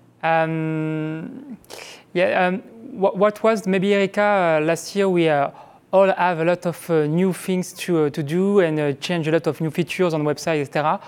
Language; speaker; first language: English; non-native, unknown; French